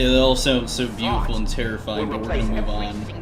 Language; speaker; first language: English; native; English